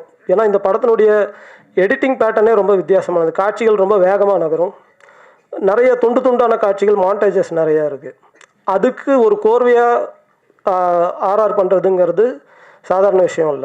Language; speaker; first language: Tamil; native; Tamil